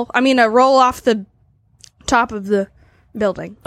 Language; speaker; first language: English; native; English